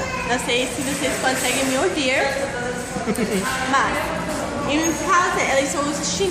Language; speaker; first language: Portuguese; non-native, learner; English